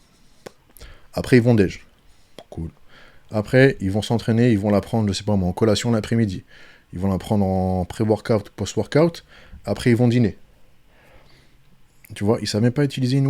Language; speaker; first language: French; native; French